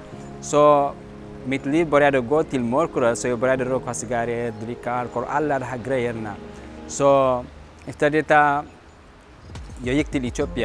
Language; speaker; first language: Swedish; non-native, learner; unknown